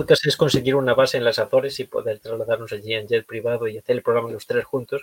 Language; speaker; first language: Spanish; native; Spanish